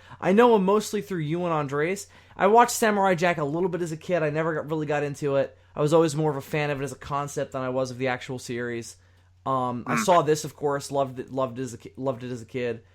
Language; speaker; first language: English; native; English